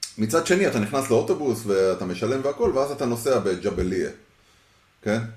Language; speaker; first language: Hebrew; early bilingual, heritage; Hebrew